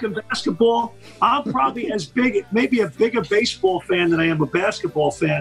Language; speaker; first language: English; native; English